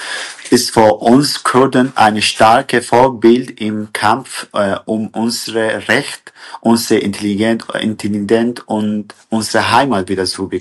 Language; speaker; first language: German; non-native, fluent; Kurdish